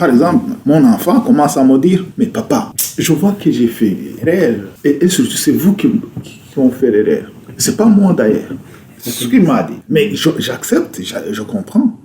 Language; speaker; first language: French; non-native, local second language; Rundi